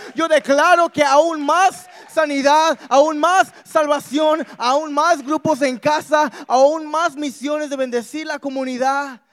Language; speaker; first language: Spanish; early bilingual, heritage; Spanish